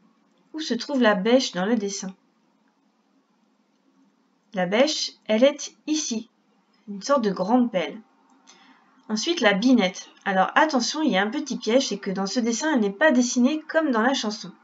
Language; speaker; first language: French; native; French